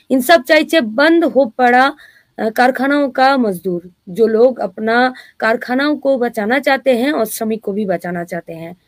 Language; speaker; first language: Hindi; non-native, local second language; Bangla